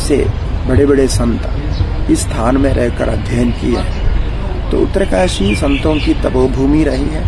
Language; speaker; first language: Hindi; non-native, local second language; Malayalam